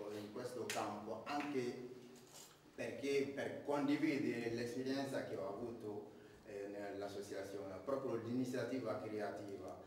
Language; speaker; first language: Italian; non-native, fluent; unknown